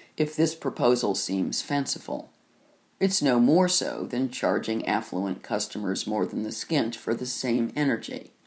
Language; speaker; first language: English; native; English